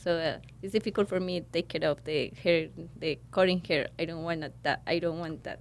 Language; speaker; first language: English; non-native, learner; Spanish